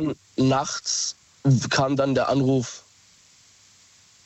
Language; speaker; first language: German; native; German